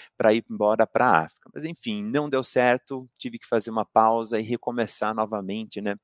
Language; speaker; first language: Portuguese; native; Portuguese